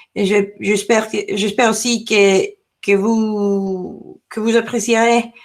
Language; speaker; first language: French; non-native, learner; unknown